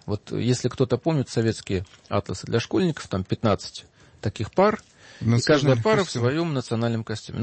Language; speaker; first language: Russian; native; Russian